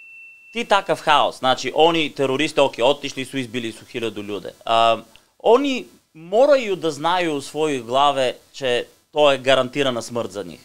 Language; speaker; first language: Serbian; non-native, learner; Bulgarian